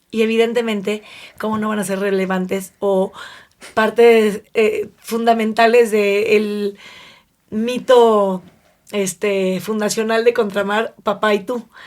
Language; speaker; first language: Spanish; native; Spanish